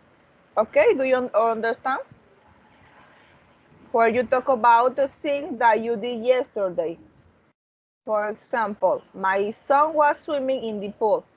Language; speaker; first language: English; non-native, learner; Spanish